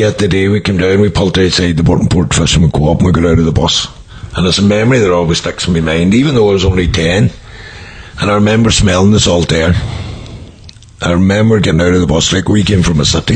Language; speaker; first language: English; native; English